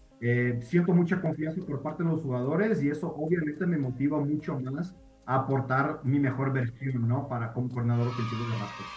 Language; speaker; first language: Spanish; non-native, fluent; Portuguese